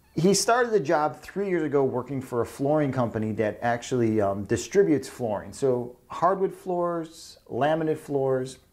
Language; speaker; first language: English; native; English